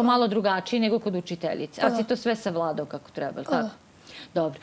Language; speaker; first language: Croatian; native; Croatian